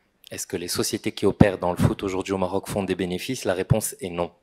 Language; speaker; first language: French; non-native, local second language; Arabic